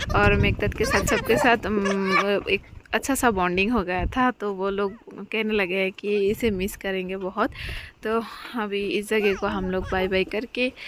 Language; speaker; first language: Hindi; non-native, local second language; Bangla